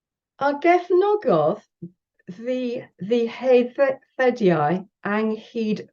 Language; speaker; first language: Welsh; non-native, learner; English